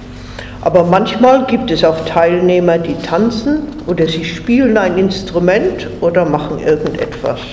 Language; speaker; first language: German; non-native, fluent; English